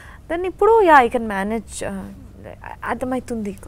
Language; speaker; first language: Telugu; non-native, learner; Bangla